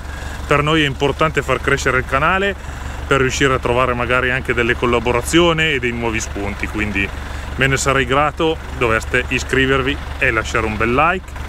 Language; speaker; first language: Italian; native; Italian